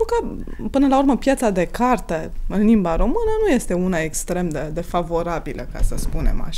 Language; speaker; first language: Romanian; native; Romanian